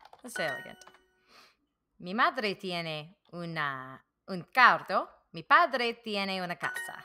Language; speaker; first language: Spanish; non-native, learner; English